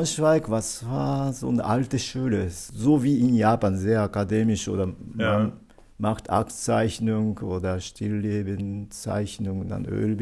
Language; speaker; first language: German; non-native, fluent; Japanese